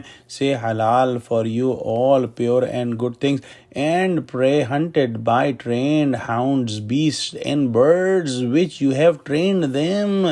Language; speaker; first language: English; non-native, local second language; Urdu